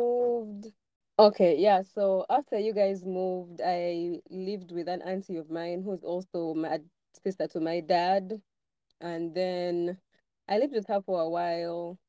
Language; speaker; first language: English; non-native, local second language; Ganda